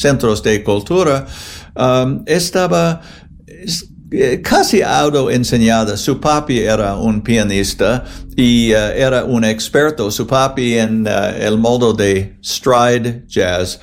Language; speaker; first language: Spanish; non-native, fluent; English